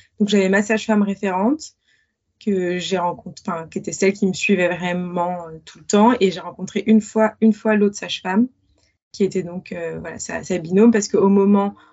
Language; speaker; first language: French; native; French